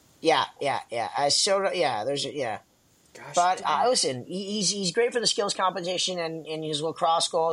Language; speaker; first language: English; native; English